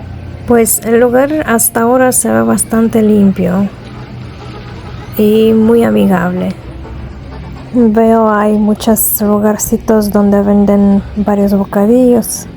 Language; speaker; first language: Spanish; non-native, fluent; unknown